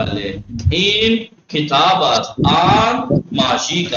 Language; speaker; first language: Persian; non-native, fluent; Urdu